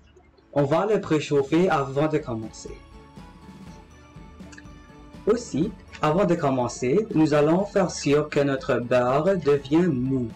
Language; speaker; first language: French; non-native, local second language; English